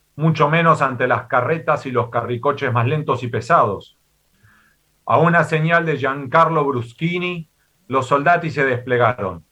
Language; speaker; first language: Spanish; native; Spanish